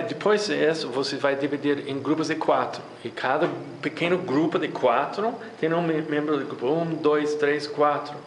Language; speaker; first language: Portuguese; non-native, fluent; English